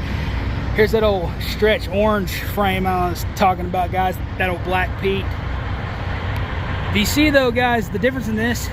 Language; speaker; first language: English; native; English